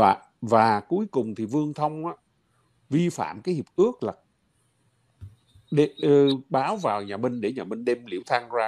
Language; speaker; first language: Vietnamese; native; Vietnamese